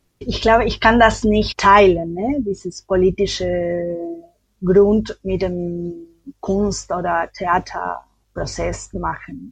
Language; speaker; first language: German; non-native, learner; Spanish